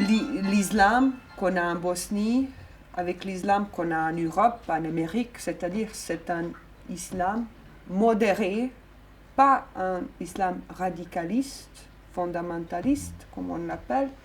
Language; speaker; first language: French; non-native, fluent; Bosnian